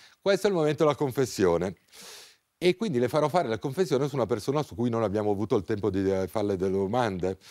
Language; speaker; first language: Italian; native; Italian